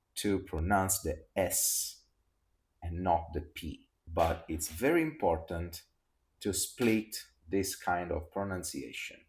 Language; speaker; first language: English; non-native, fluent; Italian